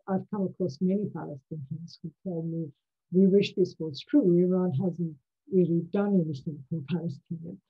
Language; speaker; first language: English; non-native, fluent; Persian